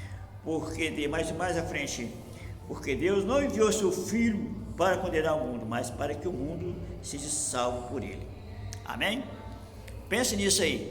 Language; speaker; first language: Portuguese; native; Portuguese